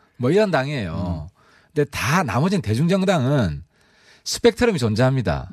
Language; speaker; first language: Korean; native; Korean